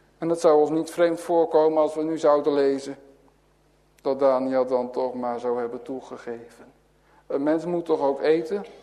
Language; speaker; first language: Dutch; native; Dutch